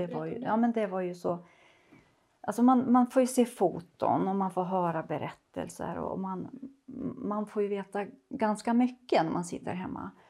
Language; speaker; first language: Swedish; native; Swedish